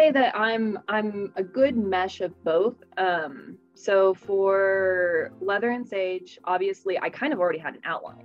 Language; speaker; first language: English; native; English